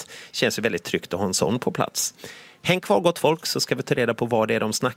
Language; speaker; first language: Swedish; native; Swedish